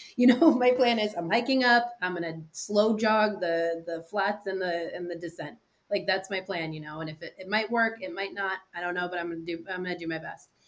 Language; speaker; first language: English; native; English